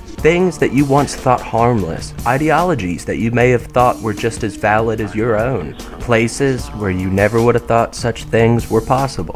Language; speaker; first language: English; native; English